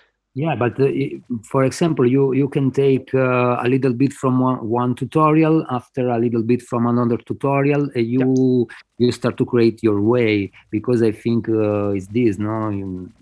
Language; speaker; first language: English; non-native, fluent; Spanish